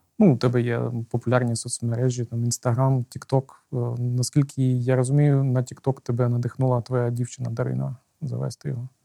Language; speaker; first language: Ukrainian; native; Ukrainian